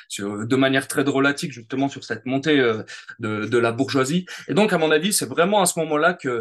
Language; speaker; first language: French; native; French